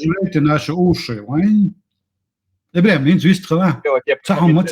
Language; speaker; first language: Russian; non-native, local second language; Chechen